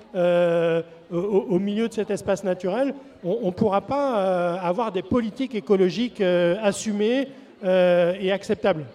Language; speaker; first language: French; native; French